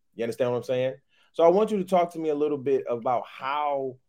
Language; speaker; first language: English; native; English